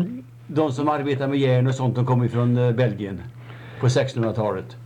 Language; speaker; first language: Swedish; native; Swedish